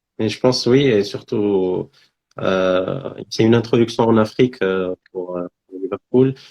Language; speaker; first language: French; non-native, local second language; Arabic